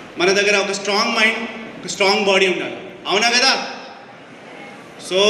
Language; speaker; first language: Telugu; non-native, fluent; Hindi